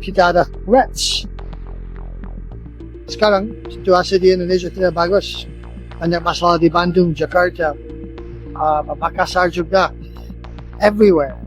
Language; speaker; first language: Indonesian; non-native, learner; English